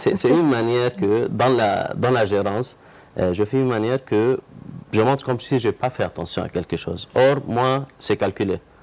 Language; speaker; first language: French; non-native, fluent; Arabic